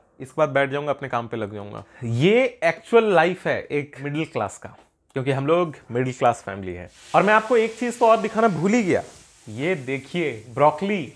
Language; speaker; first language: Hindi; native; Hindi